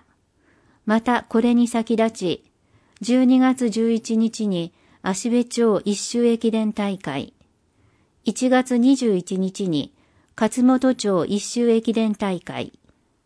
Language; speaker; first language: Japanese; native; Japanese